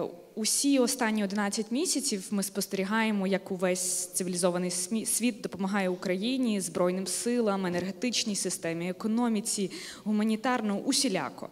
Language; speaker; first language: Ukrainian; native; Ukrainian